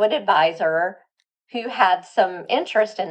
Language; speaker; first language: English; native; English